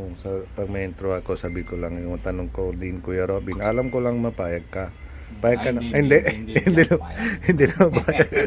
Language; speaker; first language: Filipino; non-native, learner; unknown